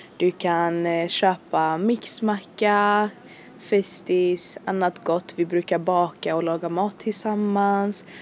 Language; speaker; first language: Swedish; early bilingual, other home language; Arabic